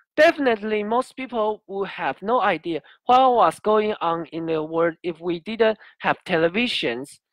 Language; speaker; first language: English; non-native, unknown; Chinese